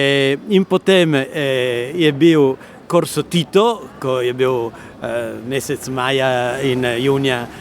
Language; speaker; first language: Slovenian; non-native, learner; Italian